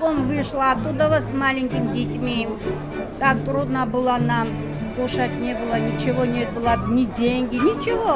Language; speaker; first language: Russian; non-native, fluent; Georgian